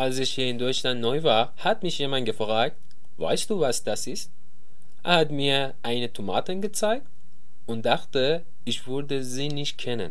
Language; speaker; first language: German; non-native, learner; Persian